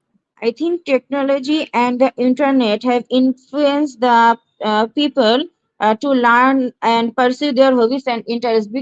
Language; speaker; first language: English; non-native, learner; Bangla